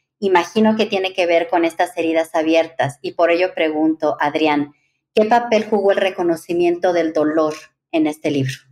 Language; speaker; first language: Spanish; native; Spanish